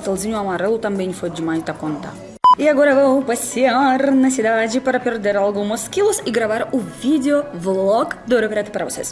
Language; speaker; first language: Portuguese; non-native, fluent; Russian